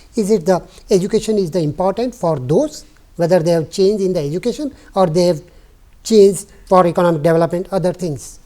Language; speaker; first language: English; non-native, local second language; Nepali